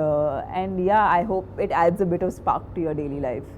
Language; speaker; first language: Telugu; non-native, fluent; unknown